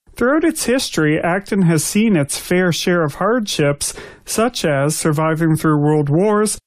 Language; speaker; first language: English; native; English